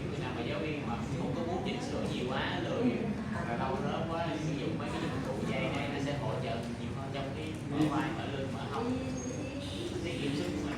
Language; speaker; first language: Vietnamese; native; Vietnamese